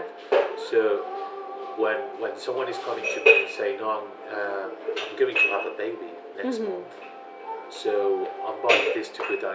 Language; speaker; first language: English; non-native, fluent; Spanish